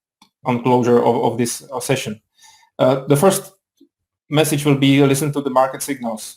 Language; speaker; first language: English; non-native, fluent; Czech